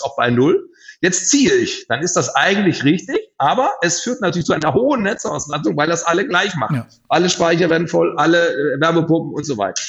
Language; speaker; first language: German; native; German